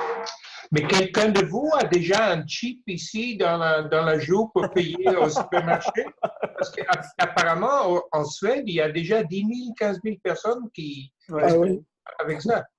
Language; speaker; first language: French; non-native, fluent; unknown